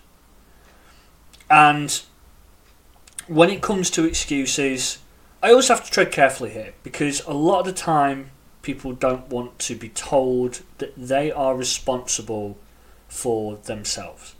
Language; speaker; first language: English; native; English